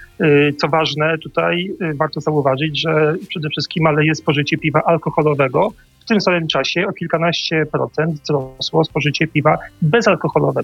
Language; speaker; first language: Polish; native; Polish